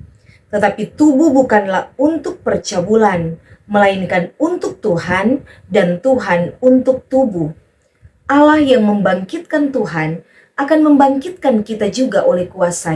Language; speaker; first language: Indonesian; native; Indonesian